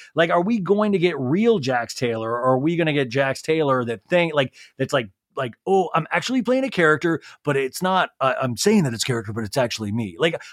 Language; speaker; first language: English; native; English